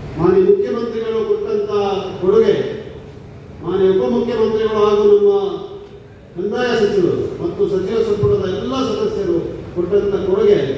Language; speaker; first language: Kannada; non-native, local second language; Kodava